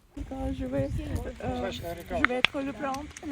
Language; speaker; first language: French; non-native, fluent; Russian